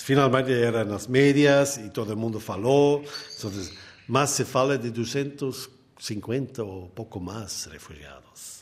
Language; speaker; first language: Portuguese; non-native, fluent; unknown